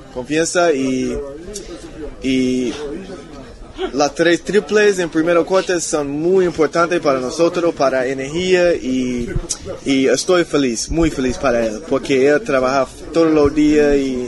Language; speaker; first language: Spanish; non-native, learner; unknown